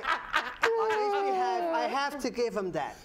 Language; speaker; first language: English; non-native, fluent; Portuguese